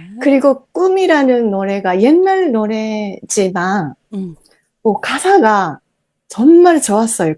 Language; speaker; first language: Korean; non-native, fluent; Japanese